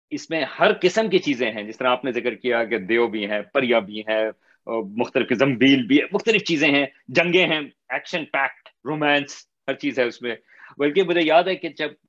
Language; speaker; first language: Urdu; native; Urdu